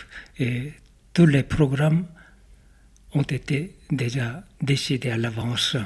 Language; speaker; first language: French; non-native, fluent; Korean